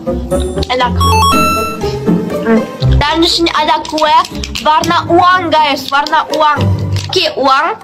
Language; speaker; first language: Indonesian; non-native, fluent; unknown